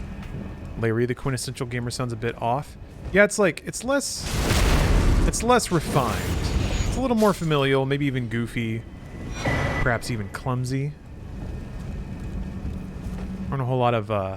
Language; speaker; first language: English; native; English